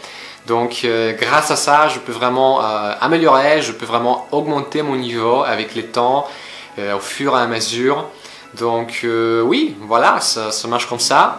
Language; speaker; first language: French; non-native, fluent; Polish